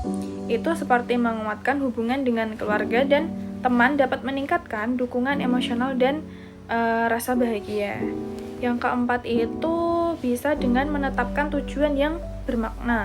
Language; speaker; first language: Indonesian; native; Indonesian